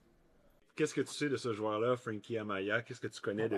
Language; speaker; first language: French; native; French